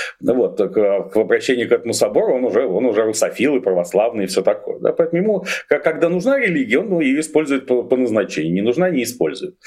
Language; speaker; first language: Russian; native; Russian